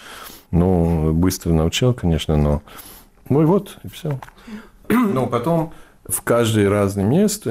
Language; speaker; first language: Russian; non-native, fluent; English